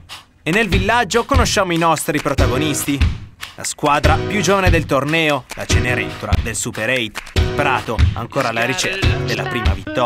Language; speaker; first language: Italian; native; Italian